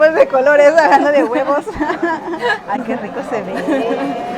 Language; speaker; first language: Spanish; native; Spanish